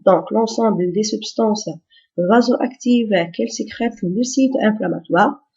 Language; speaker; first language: French; non-native, local second language; Arabic